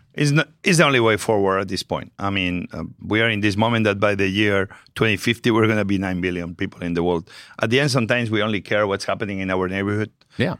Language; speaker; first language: English; non-native, fluent; Spanish